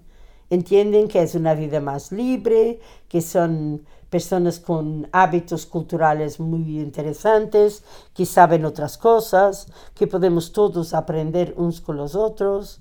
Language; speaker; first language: Spanish; non-native, fluent; Portuguese